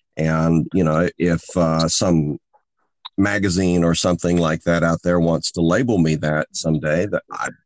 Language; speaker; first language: English; native; English